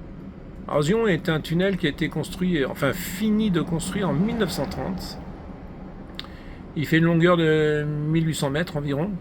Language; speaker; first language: French; native; French